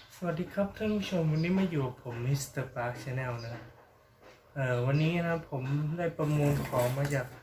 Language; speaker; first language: Thai; native; Thai